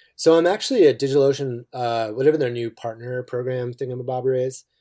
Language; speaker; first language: English; native; English